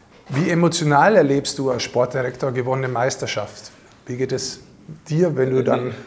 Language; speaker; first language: German; native; German